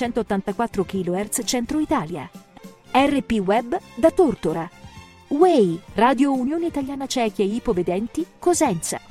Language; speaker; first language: Italian; native; Italian